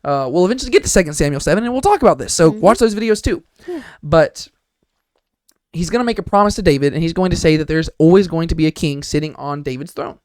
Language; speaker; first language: English; native; English